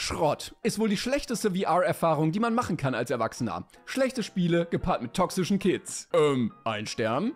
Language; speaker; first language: German; native; German